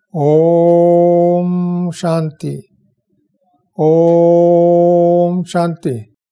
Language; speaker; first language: Hindi; non-native, local second language; Kannada